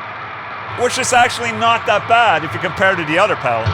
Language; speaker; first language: English; non-native, fluent; Swedish